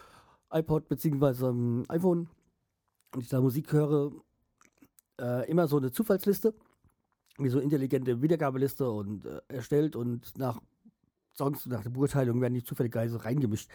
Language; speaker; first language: German; native; German